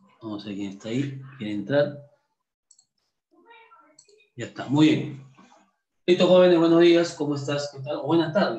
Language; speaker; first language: Spanish; native; Spanish